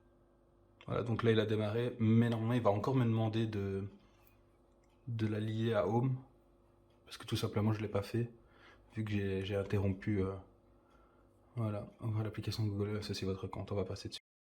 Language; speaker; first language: French; native; French